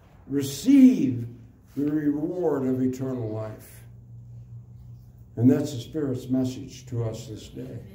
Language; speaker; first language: English; native; English